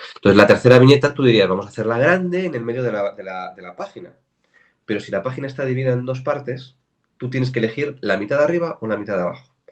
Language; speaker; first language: Spanish; native; Spanish